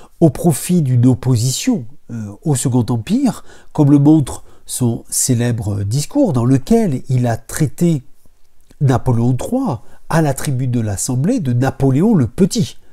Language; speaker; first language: French; native; French